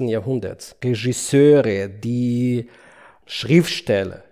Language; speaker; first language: German; non-native, fluent; Ukrainian